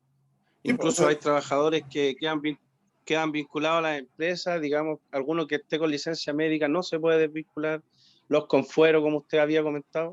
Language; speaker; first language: Spanish; native; Spanish